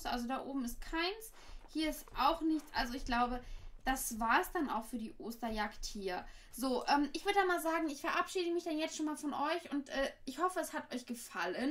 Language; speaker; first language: German; native; German